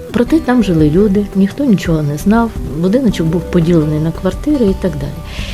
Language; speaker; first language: Ukrainian; native; Ukrainian